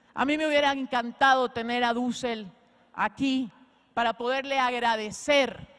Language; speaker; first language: Spanish; native; Spanish